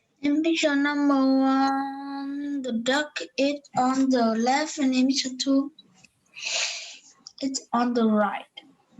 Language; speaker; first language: English; non-native, learner; Vietnamese